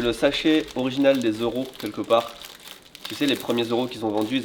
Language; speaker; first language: French; native; French